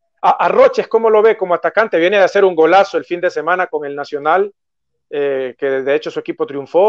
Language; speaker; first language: Spanish; native; Spanish